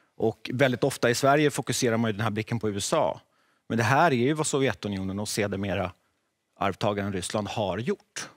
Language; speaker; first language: Swedish; early bilingual, other home language; Czech